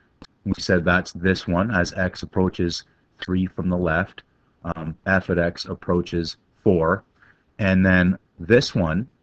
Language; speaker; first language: English; native; English